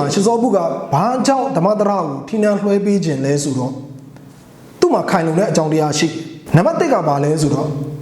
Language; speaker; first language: Burmese; non-native, local second language; Mon